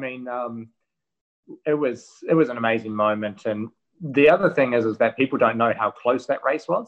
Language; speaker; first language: English; native; English